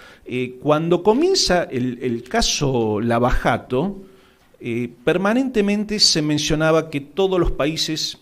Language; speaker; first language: Spanish; native; Spanish